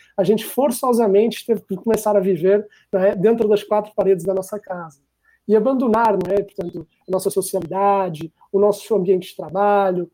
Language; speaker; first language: Portuguese; native; Portuguese